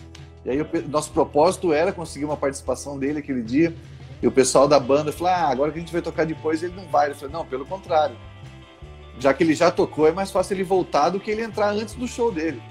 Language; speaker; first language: Portuguese; native; Portuguese